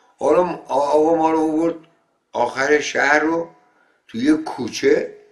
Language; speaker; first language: Persian; non-native, local second language; Azerbaijani